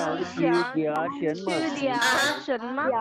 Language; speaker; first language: Chinese; non-native, learner; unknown